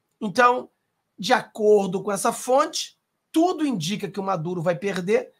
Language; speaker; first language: Portuguese; non-native, fluent; Spanish